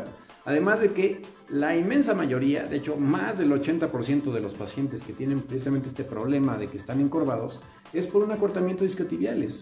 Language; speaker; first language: Spanish; native; Spanish